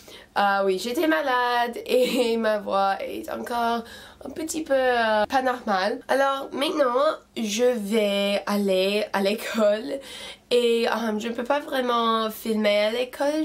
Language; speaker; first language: French; non-native, fluent; English